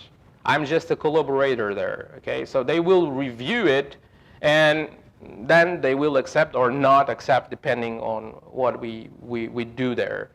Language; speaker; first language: English; non-native, fluent; Portuguese